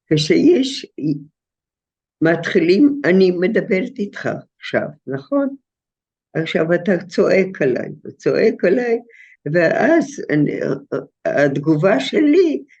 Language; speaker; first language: Hebrew; non-native, fluent; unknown